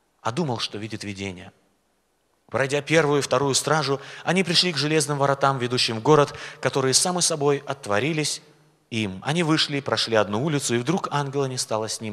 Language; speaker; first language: Russian; native; Russian